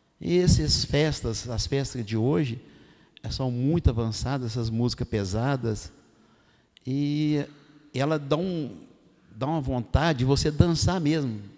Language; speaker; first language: Portuguese; non-native, fluent; Arabic